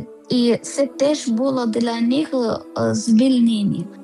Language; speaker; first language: Ukrainian; non-native, learner; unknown